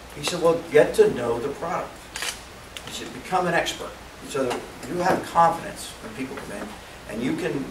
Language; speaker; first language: English; native; English